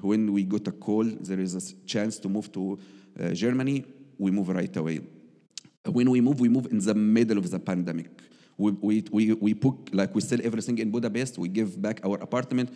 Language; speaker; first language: English; non-native, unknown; Arabic